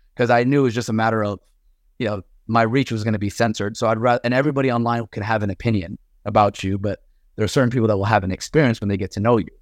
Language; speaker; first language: English; native; English